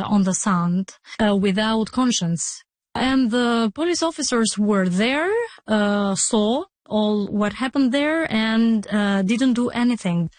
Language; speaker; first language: English; non-native, fluent; Albanian